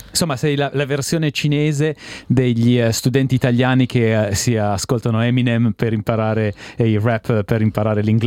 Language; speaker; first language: Italian; native; Italian